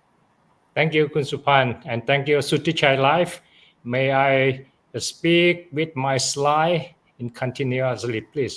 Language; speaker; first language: English; non-native, fluent; Thai